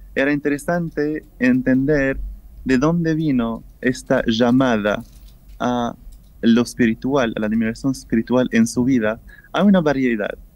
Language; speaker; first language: Spanish; non-native, fluent; French